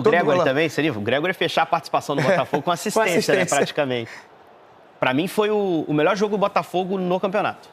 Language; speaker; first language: Portuguese; native; Portuguese